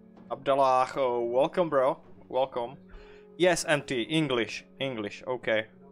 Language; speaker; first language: English; non-native, learner; Czech